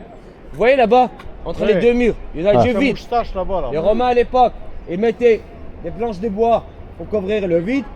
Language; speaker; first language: French; non-native, local second language; Arabic